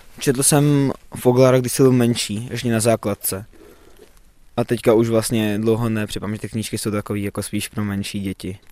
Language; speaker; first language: Czech; native; Czech